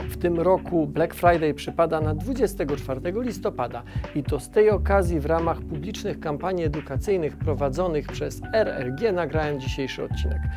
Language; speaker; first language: Polish; native; Polish